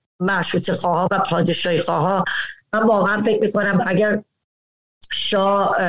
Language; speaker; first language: Persian; early bilingual, heritage; Persian